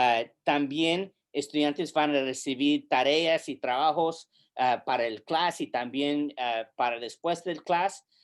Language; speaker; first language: Spanish; early bilingual, heritage; English